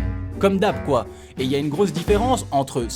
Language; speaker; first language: French; native; French